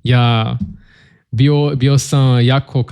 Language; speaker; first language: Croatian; non-native, learner; Portuguese